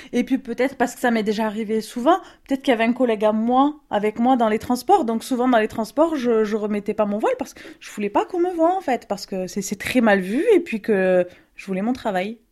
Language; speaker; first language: French; native; French